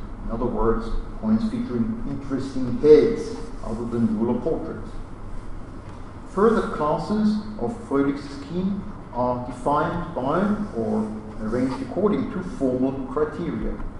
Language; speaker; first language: English; non-native, fluent; German